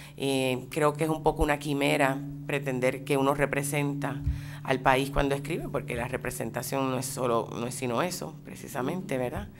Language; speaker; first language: Spanish; native; Spanish